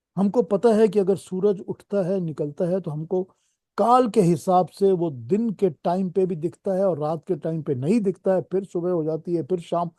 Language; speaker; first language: Hindi; native; Hindi